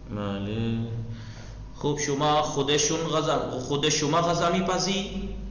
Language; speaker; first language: Persian; non-native, fluent; Urdu